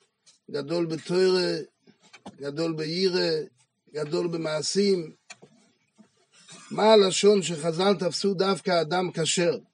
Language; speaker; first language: Hebrew; non-native, fluent; French